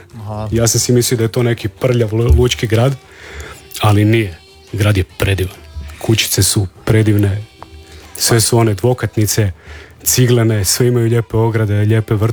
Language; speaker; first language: Serbian; native; Serbian